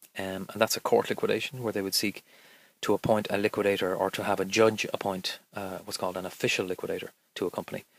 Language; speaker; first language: English; native; English